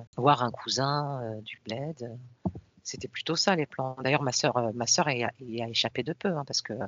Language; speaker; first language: French; native; French